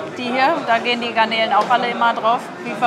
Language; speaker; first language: German; native; German